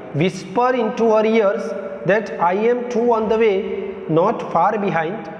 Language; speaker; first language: English; non-native, local second language; Gujarati